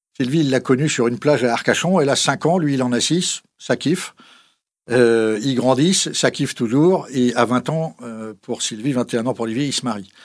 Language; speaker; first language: French; native; French